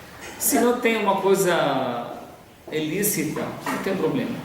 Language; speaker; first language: Portuguese; non-native, fluent; Arabic